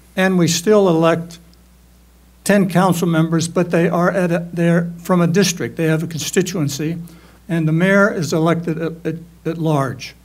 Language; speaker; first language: English; native; English